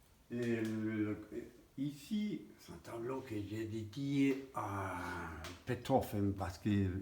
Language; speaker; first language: French; non-native, fluent; Spanish